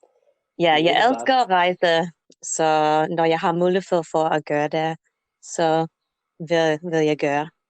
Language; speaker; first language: Danish; non-native, learner; English